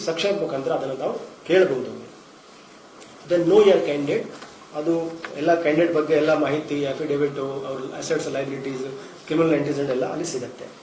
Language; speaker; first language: Kannada; non-native, fluent; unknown